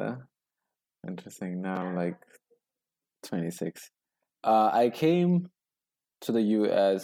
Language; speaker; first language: English; non-native, local second language; Zulu